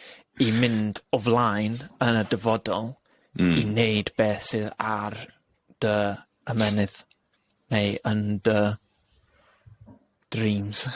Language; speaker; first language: Welsh; non-native, local second language; English